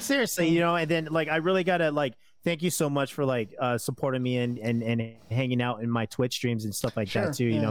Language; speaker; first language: English; native; English